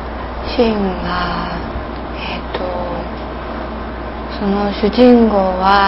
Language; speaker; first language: Japanese; non-native, learner; English